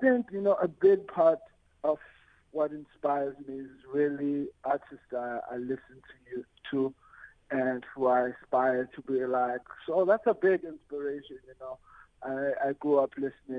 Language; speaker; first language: English; non-native, local second language; Xhosa